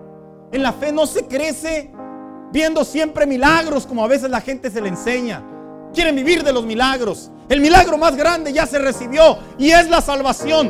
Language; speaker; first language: Spanish; native; Spanish